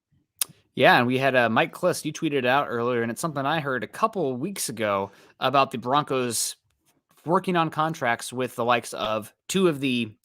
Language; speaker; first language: English; native; English